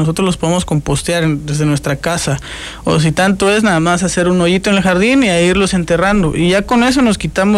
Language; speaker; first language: Spanish; native; Spanish